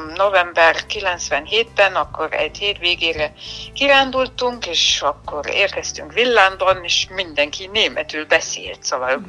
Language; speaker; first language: Hungarian; non-native, fluent; German